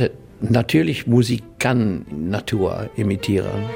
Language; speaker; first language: German; non-native, fluent; English